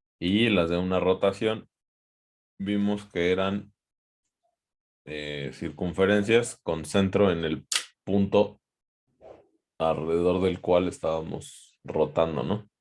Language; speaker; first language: Spanish; native; Spanish